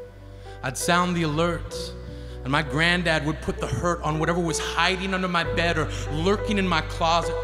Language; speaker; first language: English; native; English